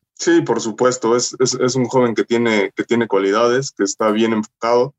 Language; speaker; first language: Spanish; native; Spanish